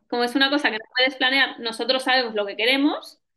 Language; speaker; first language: Spanish; native; Spanish